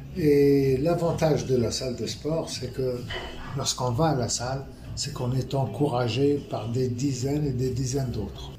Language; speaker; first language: French; non-native, local second language; Arabic